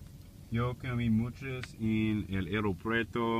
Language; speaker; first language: Spanish; non-native, learner; English